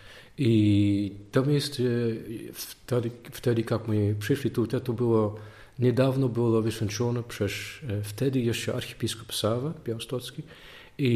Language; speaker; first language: Polish; non-native, learner; Dutch